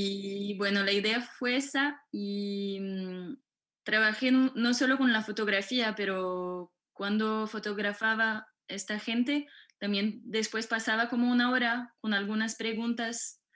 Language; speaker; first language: Spanish; non-native, fluent; French